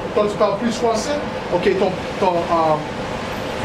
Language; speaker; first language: French; non-native, learner; English